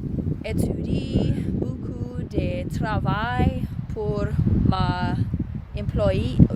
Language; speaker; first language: French; non-native, learner; English